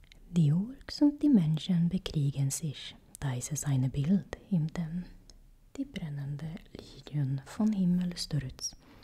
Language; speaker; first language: German; non-native, learner; Swedish